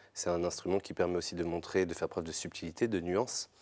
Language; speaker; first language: French; native; French